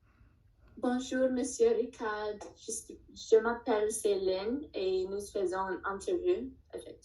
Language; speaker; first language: French; non-native, learner; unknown